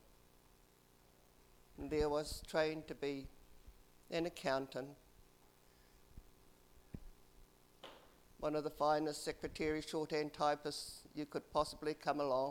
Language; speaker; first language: English; native; English